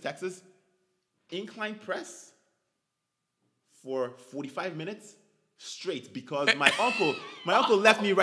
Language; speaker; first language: English; non-native, local second language; Igbo